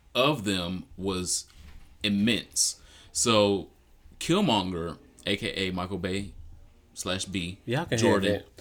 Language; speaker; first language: English; native; English